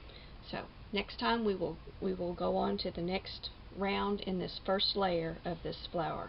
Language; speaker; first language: English; native; English